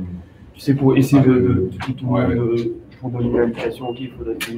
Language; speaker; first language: French; native; French